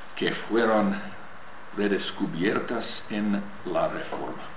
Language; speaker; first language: Spanish; non-native, learner; English